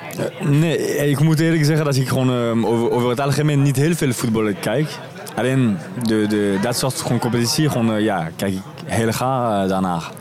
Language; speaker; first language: Dutch; non-native, fluent; French